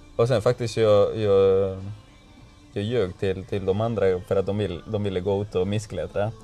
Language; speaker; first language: Swedish; non-native, fluent; Spanish